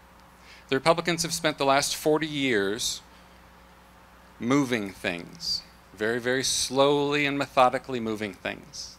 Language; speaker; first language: English; native; English